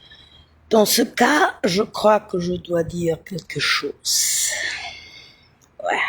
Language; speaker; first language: French; non-native, fluent; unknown